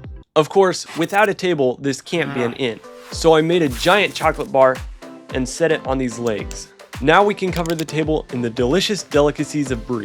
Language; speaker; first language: English; native; English